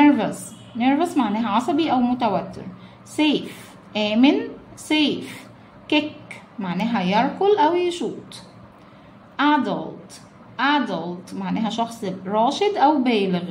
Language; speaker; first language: Arabic; native; Arabic